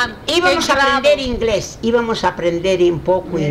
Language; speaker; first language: Spanish; early bilingual, heritage; Spanish